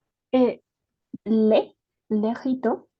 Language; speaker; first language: French; non-native, learner; Spanish